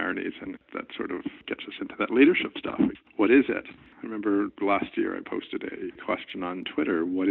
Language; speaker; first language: English; native; English